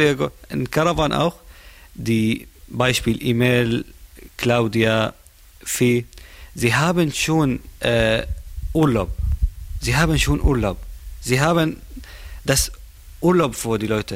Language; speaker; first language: German; non-native, learner; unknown